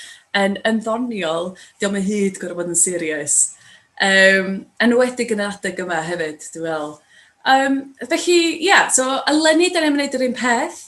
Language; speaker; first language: Welsh; native; Welsh